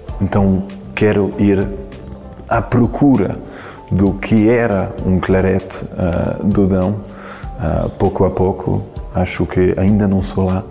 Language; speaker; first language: Portuguese; non-native, learner; French